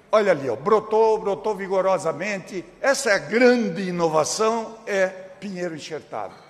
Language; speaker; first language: Portuguese; native; Portuguese